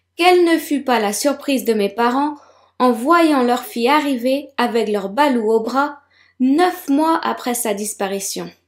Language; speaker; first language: French; native; French